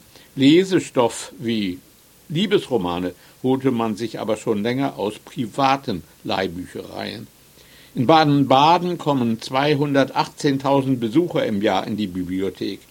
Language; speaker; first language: German; native; German